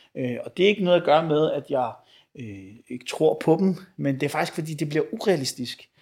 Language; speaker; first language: Danish; early bilingual, other home language; Arabic